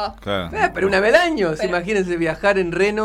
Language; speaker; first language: Spanish; native; Spanish